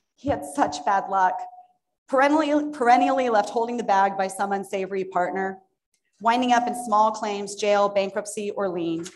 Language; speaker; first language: English; native; English